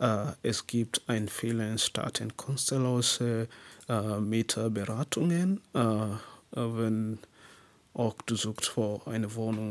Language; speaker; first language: German; non-native, learner; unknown